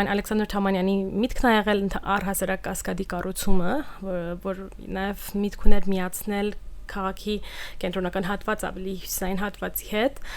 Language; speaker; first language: Armenian; early bilingual, heritage; Armenian